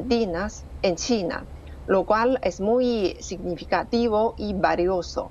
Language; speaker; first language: Spanish; non-native, fluent; Chinese